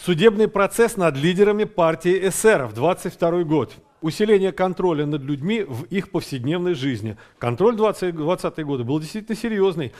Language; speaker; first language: Russian; native; Russian